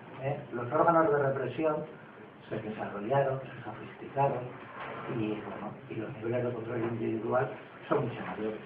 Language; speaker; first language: Spanish; native; Spanish